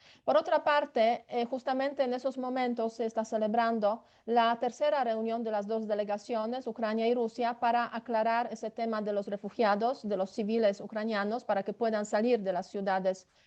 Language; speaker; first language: Spanish; non-native, fluent; Polish